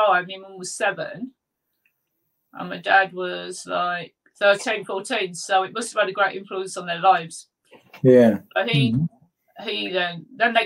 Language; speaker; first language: English; native; English